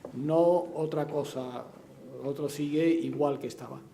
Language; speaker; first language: Spanish; native; Spanish